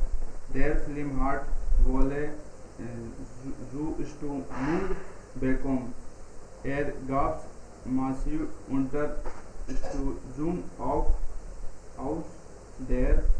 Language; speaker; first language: German; non-native, learner; Hindi